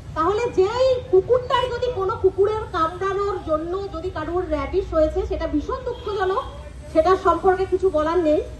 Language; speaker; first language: Bangla; native; Bangla